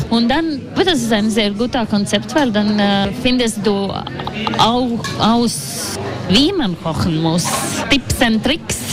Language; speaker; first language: German; non-native, learner; Latvian